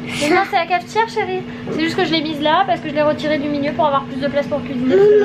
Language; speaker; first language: French; native; French